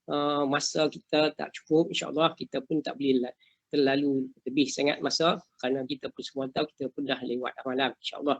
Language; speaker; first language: Malay; native; Malay